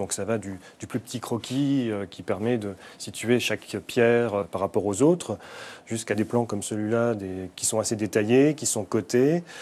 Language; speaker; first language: French; native; French